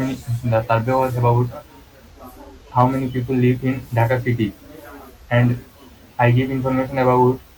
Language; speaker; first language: English; non-native, learner; Bangla